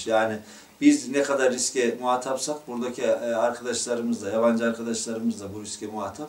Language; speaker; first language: Turkish; native; Turkish